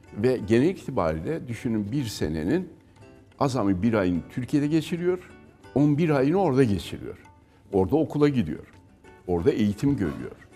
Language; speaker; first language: Turkish; native; Turkish